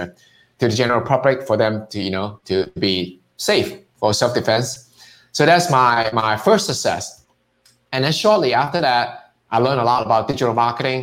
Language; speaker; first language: English; non-native, local second language; Cantonese